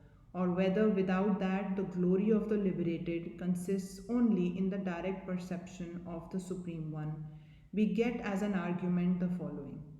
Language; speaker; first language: English; non-native, local second language; Hindi